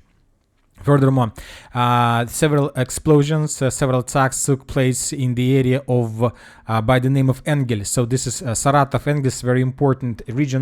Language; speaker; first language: English; non-native, fluent; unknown